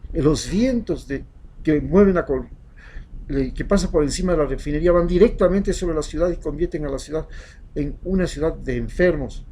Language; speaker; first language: Spanish; native; Spanish